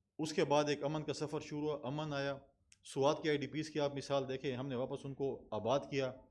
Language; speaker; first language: Urdu; non-native, local second language; Pashto